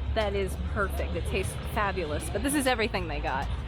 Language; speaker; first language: English; native; English